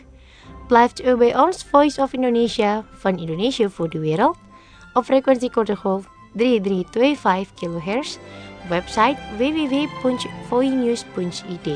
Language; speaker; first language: Dutch; non-native, fluent; Indonesian